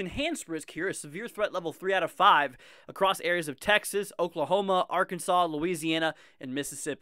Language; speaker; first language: English; native; English